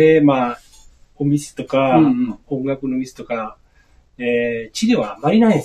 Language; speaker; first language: Japanese; non-native, fluent; Spanish